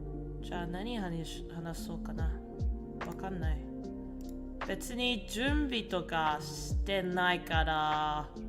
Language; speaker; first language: Japanese; non-native, learner; English